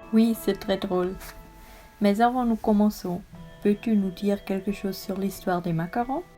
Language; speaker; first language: French; non-native, learner; Swiss German